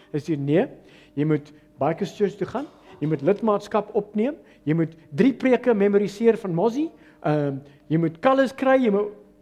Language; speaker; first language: Afrikaans; early bilingual, heritage; Afrikaans